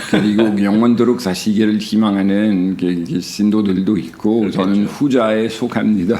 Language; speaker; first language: Korean; non-native, fluent; French